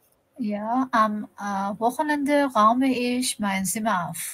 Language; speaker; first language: German; non-native, learner; Persian